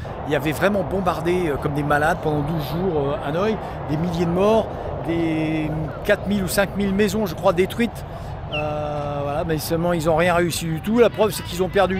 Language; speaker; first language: French; native; French